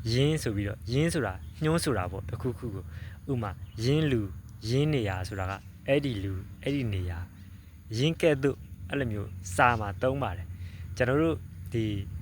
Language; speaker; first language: Burmese; non-native, local second language; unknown